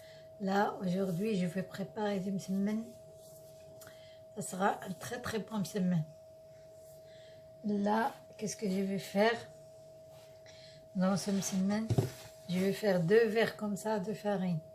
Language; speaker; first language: French; non-native, local second language; Arabic